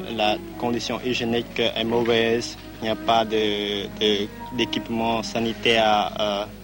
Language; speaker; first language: French; non-native, fluent; Khmer